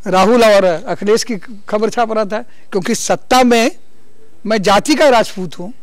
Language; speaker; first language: Hindi; native; Hindi